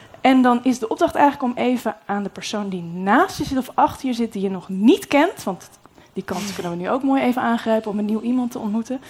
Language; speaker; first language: Dutch; native; Dutch